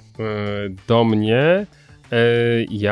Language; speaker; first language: Polish; native; Polish